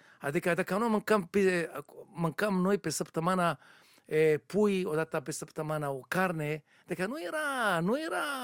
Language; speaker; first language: Romanian; non-native, learner; Hebrew